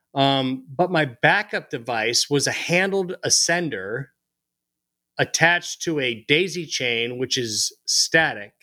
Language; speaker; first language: English; native; English